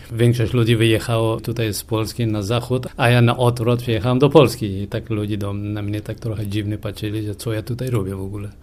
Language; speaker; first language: Polish; non-native, fluent; Persian